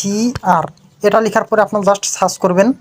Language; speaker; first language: Bangla; native; Bangla